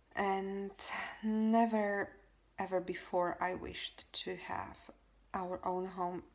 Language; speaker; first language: English; non-native, fluent; Slovak